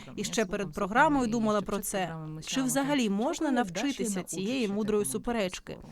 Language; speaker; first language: Ukrainian; native; Ukrainian